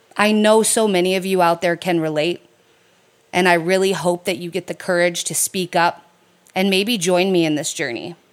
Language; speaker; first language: English; native; English